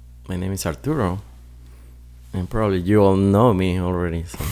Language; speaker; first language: English; non-native, fluent; Spanish